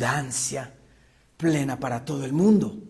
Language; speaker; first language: Spanish; native; Spanish